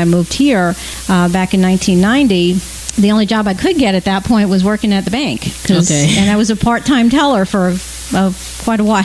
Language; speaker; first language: English; native; English